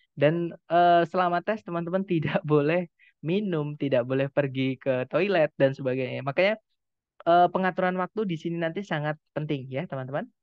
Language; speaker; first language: Indonesian; non-native, local second language; Javanese